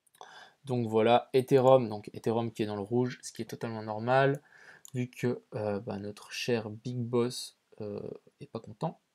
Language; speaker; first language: French; native; French